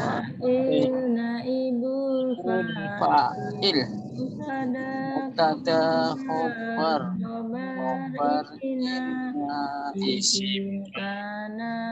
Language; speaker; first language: Arabic; non-native, learner; Indonesian